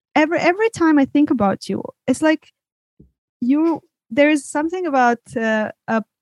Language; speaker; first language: English; non-native, fluent; Serbian